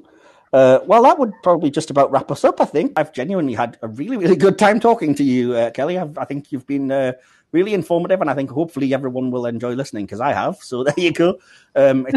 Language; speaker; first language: English; native; English